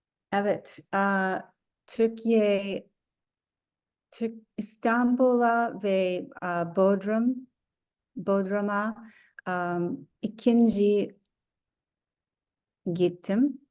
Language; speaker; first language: Turkish; non-native, learner; English